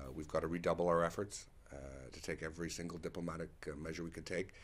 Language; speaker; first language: English; native; English